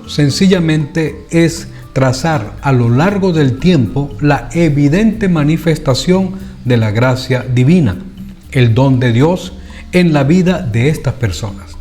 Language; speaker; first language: Spanish; native; Spanish